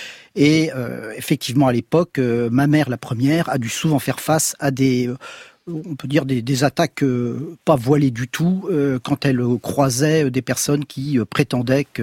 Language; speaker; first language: French; native; French